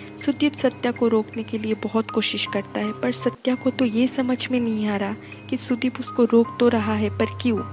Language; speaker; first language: Hindi; non-native, local second language; Bangla